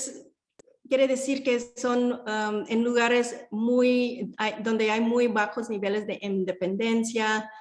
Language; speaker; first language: Spanish; early bilingual, heritage; Spanish